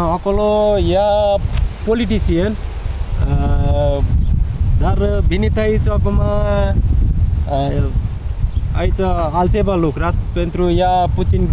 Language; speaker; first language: Romanian; non-native, learner; Nepali